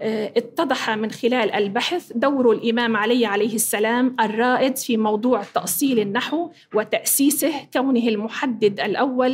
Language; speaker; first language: Arabic; native; Arabic